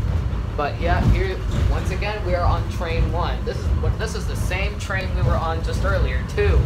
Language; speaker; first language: English; native; English